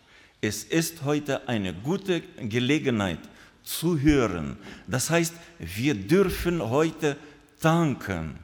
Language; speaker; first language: German; non-native, fluent; Russian